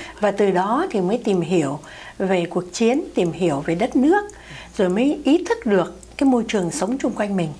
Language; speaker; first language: Vietnamese; native; Vietnamese